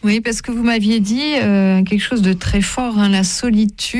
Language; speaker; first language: French; native; French